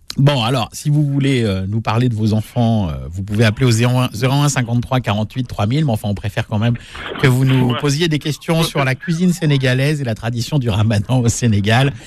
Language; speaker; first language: French; native; French